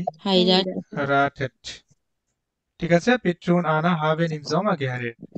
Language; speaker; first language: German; non-native, fluent; Bangla